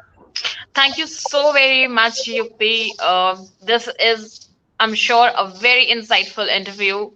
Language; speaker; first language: English; non-native, local second language; Hindi